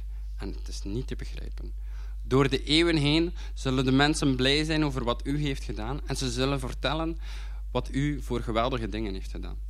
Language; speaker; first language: Dutch; native; Dutch